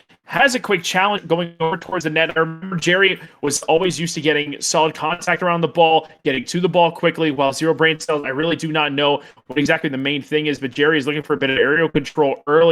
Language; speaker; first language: English; native; English